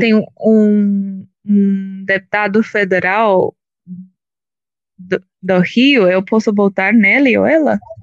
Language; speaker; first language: Portuguese; non-native, learner; English